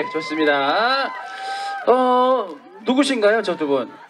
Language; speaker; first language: Korean; native; Korean